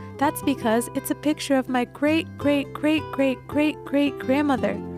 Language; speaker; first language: English; native; English